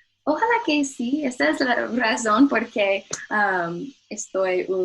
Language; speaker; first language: Spanish; non-native, learner; English